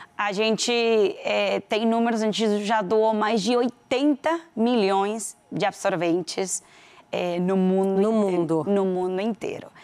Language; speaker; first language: Portuguese; non-native, fluent; Spanish